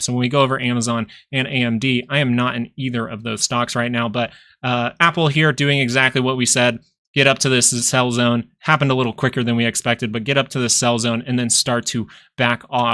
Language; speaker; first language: English; native; English